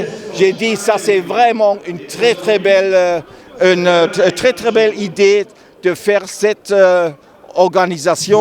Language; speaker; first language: French; non-native, learner; German